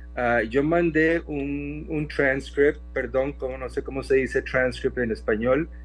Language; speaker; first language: Spanish; native; Spanish